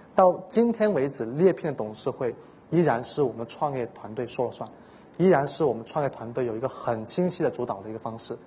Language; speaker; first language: Chinese; native; Chinese